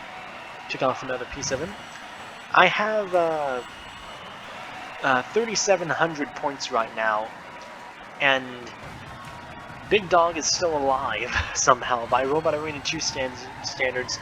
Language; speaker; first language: English; native; English